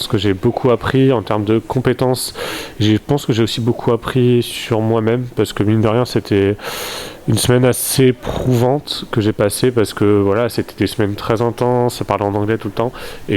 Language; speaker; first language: French; native; French